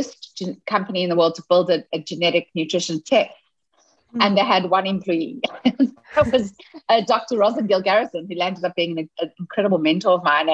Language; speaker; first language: English; native; English